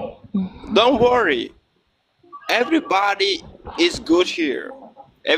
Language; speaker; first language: English; non-native, learner; French